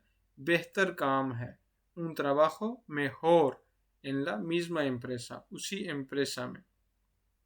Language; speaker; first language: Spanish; non-native, fluent; Urdu